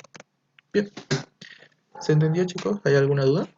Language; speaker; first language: Spanish; native; Spanish